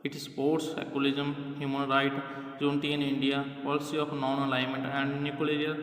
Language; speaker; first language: English; non-native, local second language; Punjabi